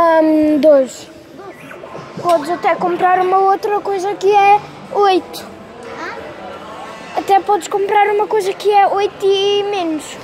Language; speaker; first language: Portuguese; early bilingual, heritage; Portuguese